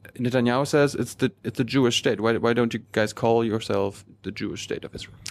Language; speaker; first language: English; non-native, fluent; German